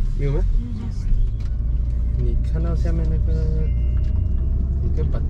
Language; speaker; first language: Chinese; non-native, local second language; English